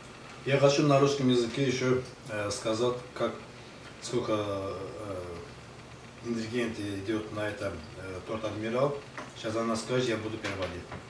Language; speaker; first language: Russian; non-native, learner; Azerbaijani